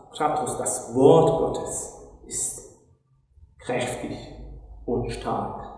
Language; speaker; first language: German; non-native, fluent; Turkish